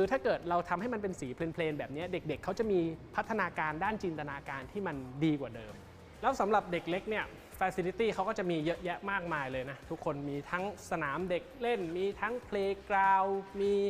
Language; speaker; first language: Thai; native; Thai